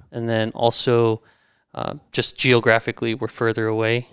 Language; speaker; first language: English; native; English